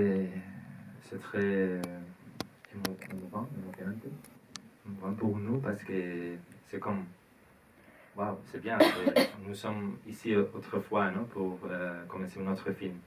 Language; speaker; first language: French; non-native, learner; Spanish